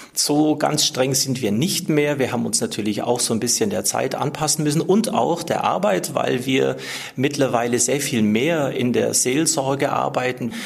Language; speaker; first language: German; native; German